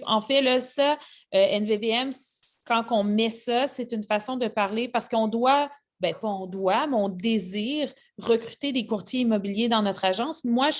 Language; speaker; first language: French; native; French